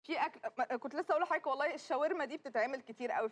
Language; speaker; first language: Arabic; native; Arabic